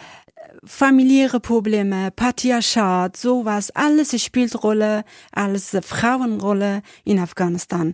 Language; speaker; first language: German; non-native, learner; Persian